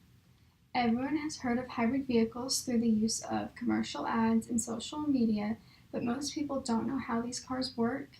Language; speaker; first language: English; native; English